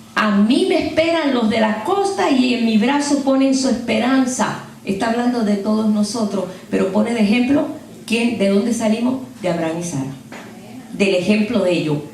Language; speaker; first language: Spanish; native; Spanish